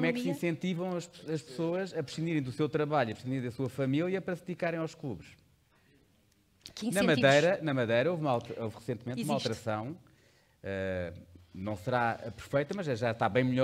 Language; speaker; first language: Portuguese; native; Portuguese